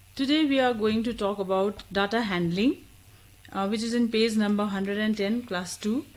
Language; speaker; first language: English; non-native, local second language; Nepali